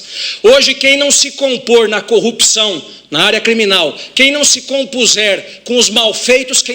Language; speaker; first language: Portuguese; native; Portuguese